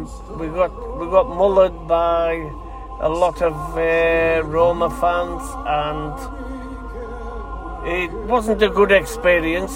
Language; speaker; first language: English; native; English